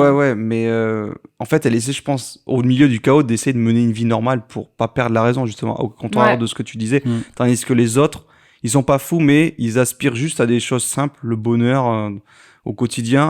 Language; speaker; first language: French; native; French